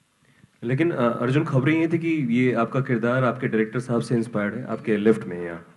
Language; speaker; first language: Hindi; native; Hindi